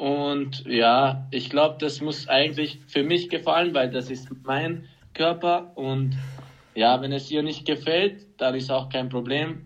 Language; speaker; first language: German; non-native, fluent; Hungarian